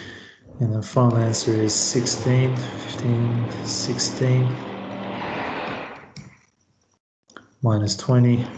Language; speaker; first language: English; native; English